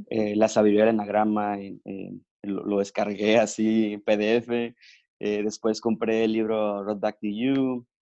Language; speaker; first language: Spanish; native; Spanish